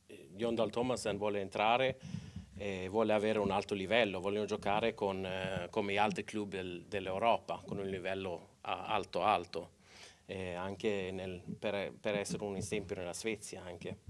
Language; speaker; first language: Italian; non-native, local second language; Swedish